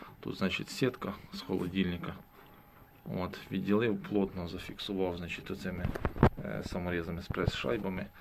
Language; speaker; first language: Ukrainian; native; Ukrainian